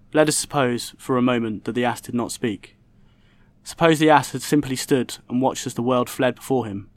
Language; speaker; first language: English; native; English